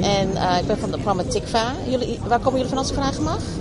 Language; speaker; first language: Dutch; native; Dutch